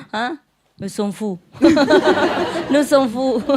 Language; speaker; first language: French; non-native, learner; Vietnamese